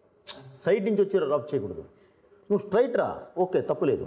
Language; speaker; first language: Telugu; native; Telugu